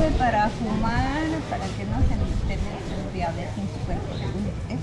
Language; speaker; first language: Spanish; native; Spanish